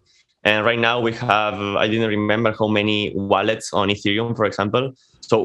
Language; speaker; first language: English; non-native, fluent; Spanish